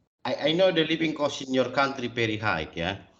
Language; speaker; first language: English; non-native, learner; Indonesian